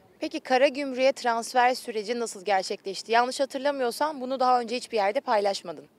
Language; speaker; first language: Turkish; native; Turkish